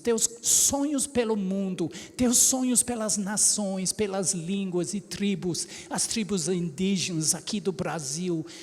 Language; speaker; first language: Portuguese; non-native, fluent; English